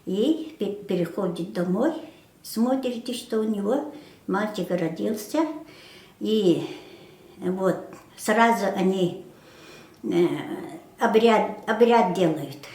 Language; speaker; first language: Russian; non-native, local second language; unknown